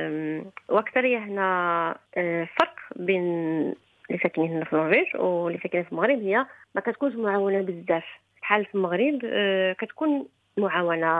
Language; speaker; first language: Arabic; early bilingual, heritage; Arabic